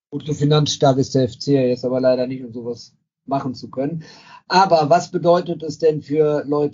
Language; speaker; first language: German; native; German